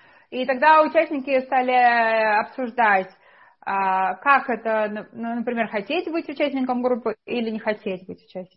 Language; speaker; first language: Russian; native; Russian